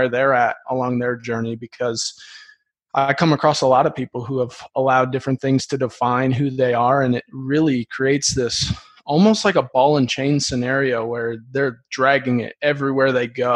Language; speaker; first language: English; native; English